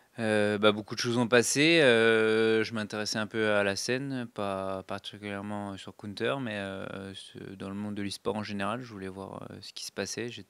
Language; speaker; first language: French; native; French